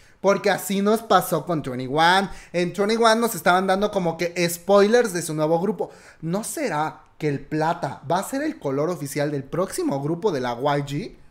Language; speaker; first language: Spanish; native; Spanish